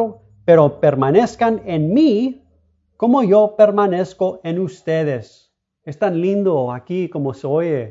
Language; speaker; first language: Spanish; early bilingual, heritage; Spanish